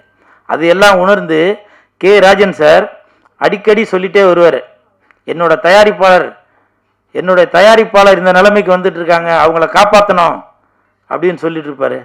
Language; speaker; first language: Tamil; native; Tamil